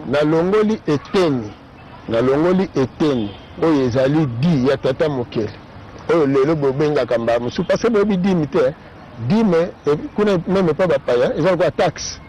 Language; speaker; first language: Lingala; non-native, local second language; Kongo